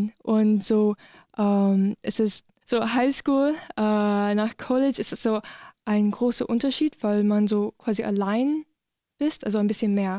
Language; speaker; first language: German; non-native, learner; English